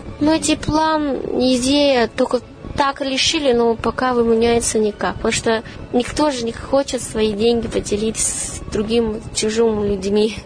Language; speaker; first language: Russian; non-native, learner; Chinese